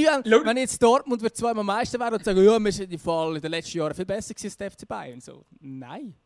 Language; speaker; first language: German; native; German